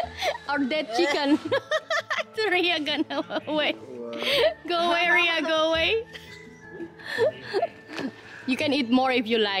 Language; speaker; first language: English; non-native, fluent; Indonesian